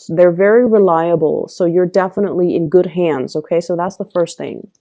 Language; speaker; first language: English; native; English